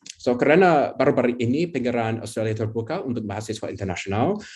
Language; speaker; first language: Indonesian; non-native, fluent; English